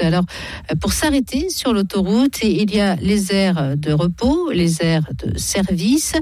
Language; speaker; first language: French; native; French